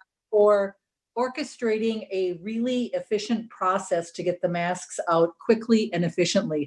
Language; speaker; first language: English; native; English